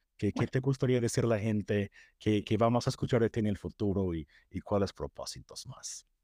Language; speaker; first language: Spanish; non-native, fluent; English